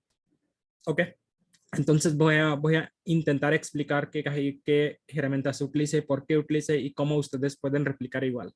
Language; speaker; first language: Spanish; non-native, fluent; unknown